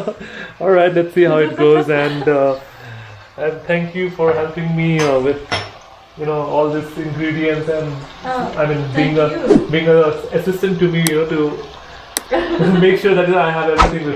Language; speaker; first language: English; non-native, local second language; Hindi